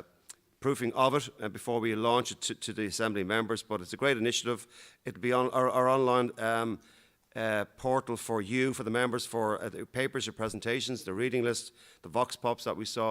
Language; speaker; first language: English; native; English